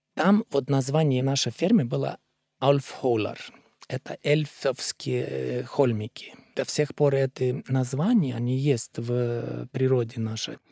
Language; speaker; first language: Russian; non-native, fluent; Icelandic